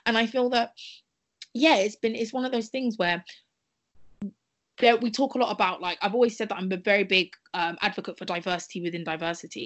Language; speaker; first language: English; native; English